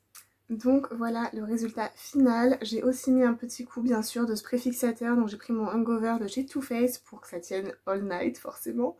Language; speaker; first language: French; native; French